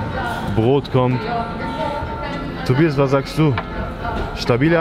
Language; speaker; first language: German; native; German